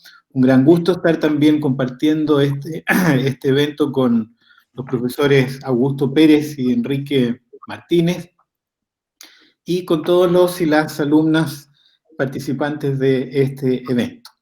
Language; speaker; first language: Spanish; native; Spanish